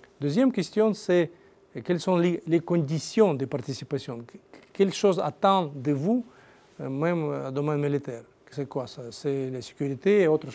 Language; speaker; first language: French; non-native, learner; Russian